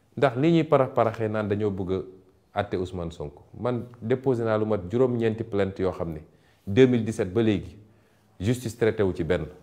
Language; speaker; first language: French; non-native, local second language; Wolof